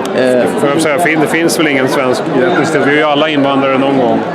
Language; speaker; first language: Swedish; native; Swedish